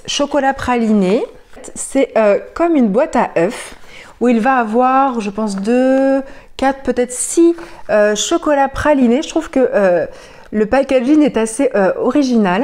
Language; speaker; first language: French; native; French